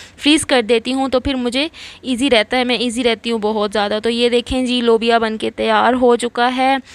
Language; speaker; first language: Urdu; native; Urdu